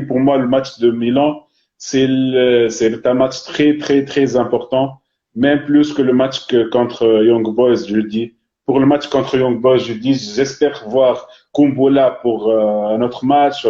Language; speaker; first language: French; non-native, fluent; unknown